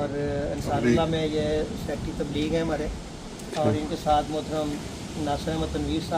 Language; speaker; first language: Hindi; non-native, local second language; Punjabi